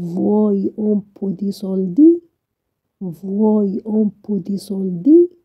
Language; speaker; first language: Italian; non-native, fluent; Arabic